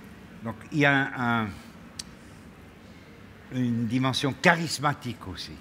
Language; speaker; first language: French; non-native, fluent; German